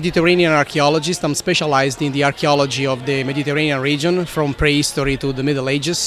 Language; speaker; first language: English; non-native, fluent; Italian